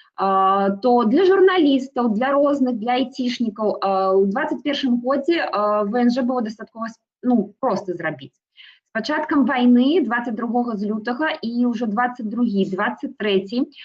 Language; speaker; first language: Belarusian; non-native, local second language; Russian